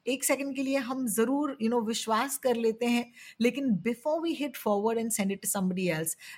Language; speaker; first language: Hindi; native; Hindi